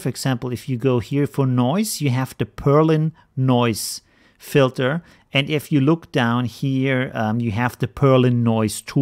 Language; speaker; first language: English; non-native, fluent; German